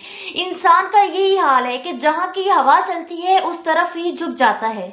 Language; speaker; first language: Urdu; native; Urdu